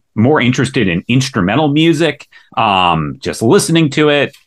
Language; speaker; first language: English; native; English